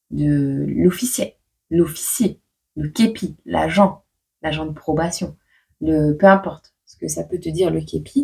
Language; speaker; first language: French; native; French